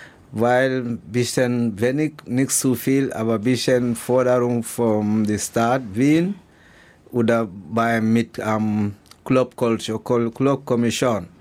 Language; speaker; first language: German; non-native, learner; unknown